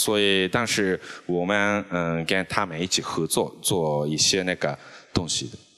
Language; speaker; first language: Chinese; non-native, fluent; Japanese